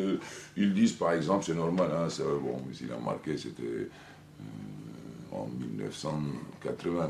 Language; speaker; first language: French; non-native, fluent; Turkish